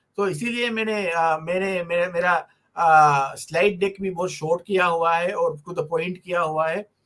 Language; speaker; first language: Hindi; non-native, fluent; Divehi